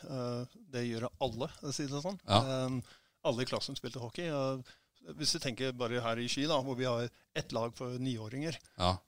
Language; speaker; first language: Norwegian; early bilingual, heritage; Norwegian